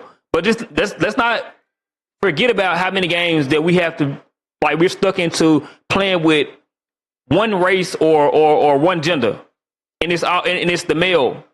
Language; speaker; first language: English; native; English